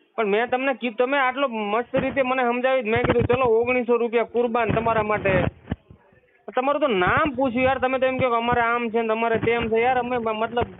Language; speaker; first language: Gujarati; native; Gujarati